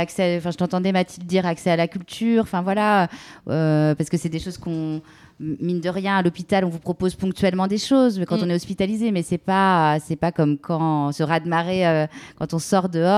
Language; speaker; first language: French; native; French